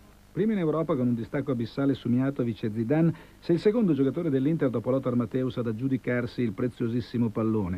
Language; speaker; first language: Italian; native; Italian